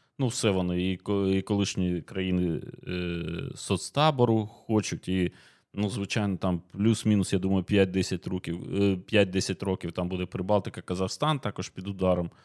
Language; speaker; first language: Ukrainian; native; Ukrainian